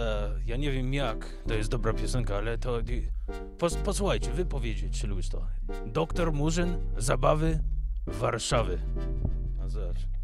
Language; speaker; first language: Polish; early bilingual, heritage; English